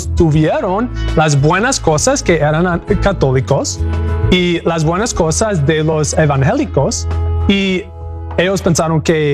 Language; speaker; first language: Spanish; non-native, learner; English